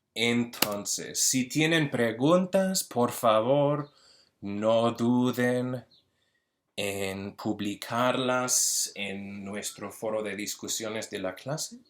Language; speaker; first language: Spanish; early bilingual, heritage; Spanish